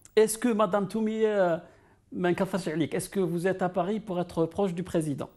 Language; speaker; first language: French; non-native, local second language; Arabic